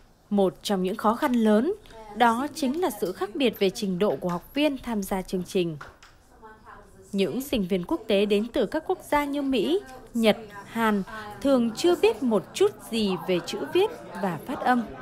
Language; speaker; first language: Vietnamese; native; Vietnamese